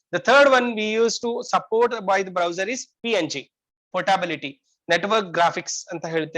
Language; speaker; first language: English; non-native, local second language; Kannada